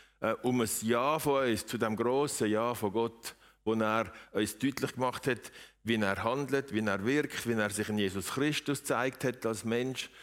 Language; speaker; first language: German; native; German